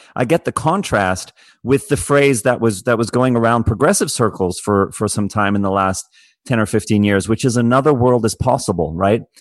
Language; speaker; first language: English; native; English